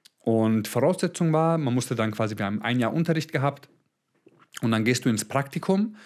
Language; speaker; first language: German; early bilingual, other home language; Croatian